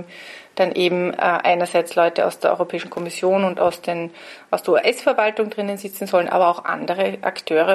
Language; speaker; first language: German; native; German